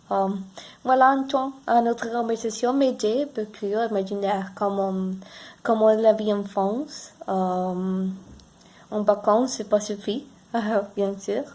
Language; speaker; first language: French; non-native, learner; Spanish